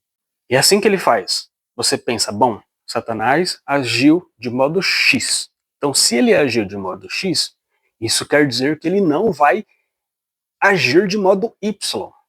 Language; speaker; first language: Portuguese; native; Portuguese